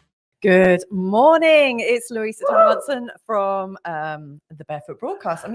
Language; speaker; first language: English; native; English